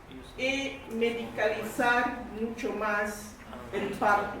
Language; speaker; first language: Spanish; non-native, fluent; English